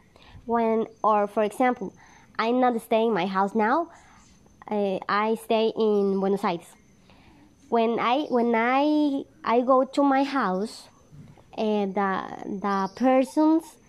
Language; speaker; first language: English; non-native, learner; Spanish